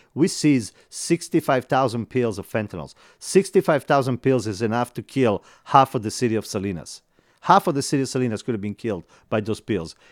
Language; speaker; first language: English; non-native, fluent; Italian